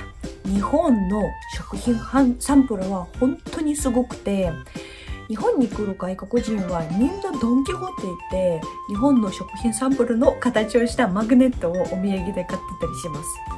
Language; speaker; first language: Japanese; non-native, fluent; Russian